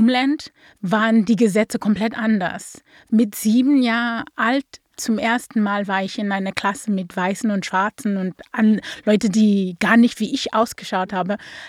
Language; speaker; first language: German; non-native, fluent; Afrikaans